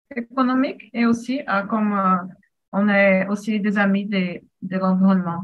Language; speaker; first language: French; non-native, fluent; Portuguese